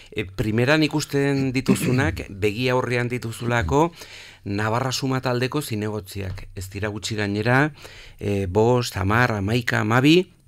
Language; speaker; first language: Basque; native; Basque